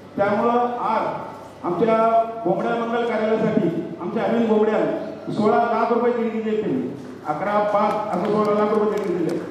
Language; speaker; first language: Marathi; non-native, local second language; Telugu